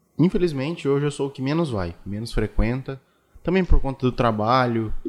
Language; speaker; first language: Portuguese; native; Portuguese